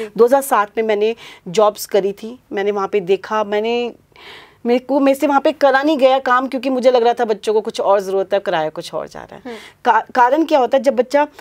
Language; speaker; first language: Hindi; non-native, local second language; Punjabi